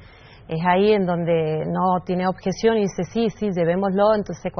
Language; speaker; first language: Spanish; native; Spanish